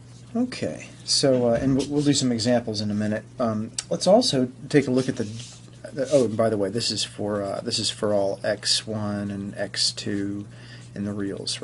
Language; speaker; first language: English; native; English